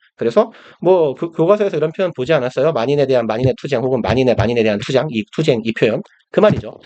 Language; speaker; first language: Korean; native; Korean